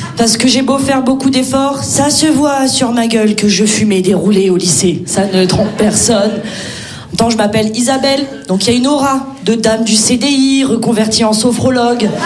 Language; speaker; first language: French; native; French